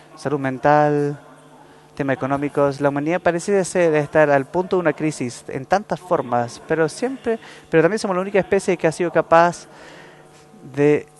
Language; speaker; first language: Spanish; non-native, fluent; English